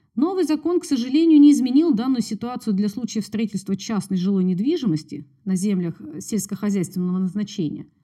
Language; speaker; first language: Russian; native; Russian